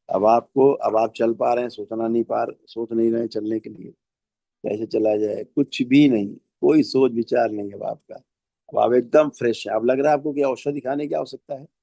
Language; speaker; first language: Hindi; native; Hindi